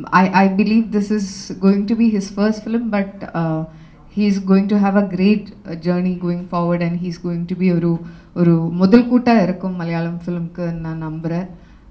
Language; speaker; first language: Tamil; non-native, local second language; Malayalam